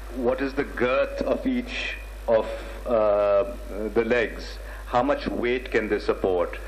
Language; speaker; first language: English; early bilingual, other home language; Urdu